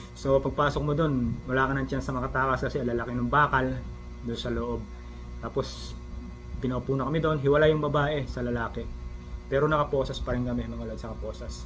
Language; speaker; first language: Filipino; native; Filipino